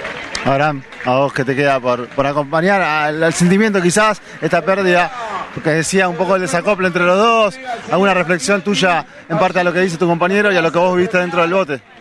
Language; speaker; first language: Spanish; native; Spanish